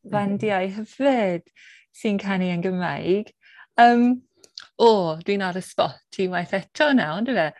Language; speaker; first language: Welsh; non-native, fluent; English